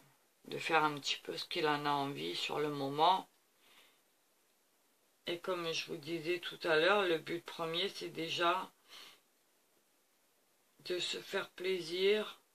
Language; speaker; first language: French; native; French